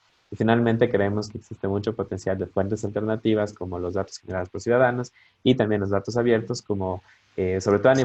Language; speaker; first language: Spanish; native; Spanish